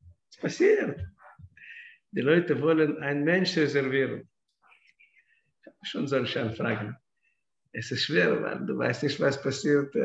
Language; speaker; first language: German; non-native, fluent; Russian